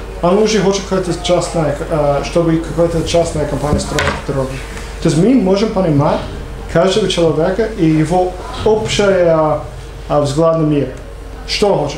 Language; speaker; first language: Russian; non-native, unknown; English